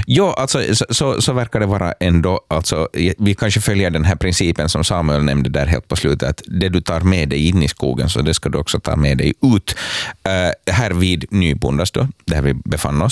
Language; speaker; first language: Swedish; native; Swedish